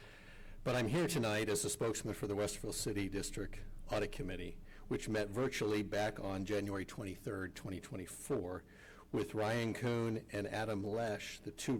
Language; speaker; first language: English; native; English